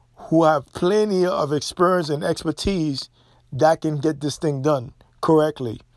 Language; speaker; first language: English; non-native, fluent; Haitian Creole